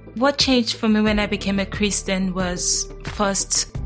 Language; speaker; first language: English; non-native, local second language; Yoruba